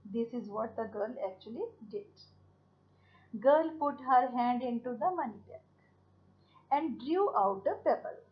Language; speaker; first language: English; non-native, local second language; Punjabi